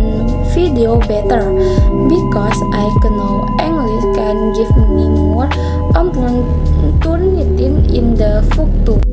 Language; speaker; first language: English; non-native, learner; Indonesian